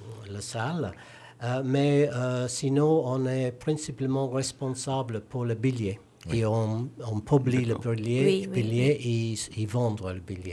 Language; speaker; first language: French; non-native, learner; English